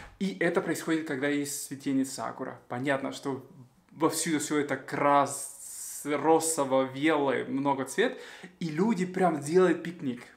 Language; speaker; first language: Russian; non-native, fluent; Spanish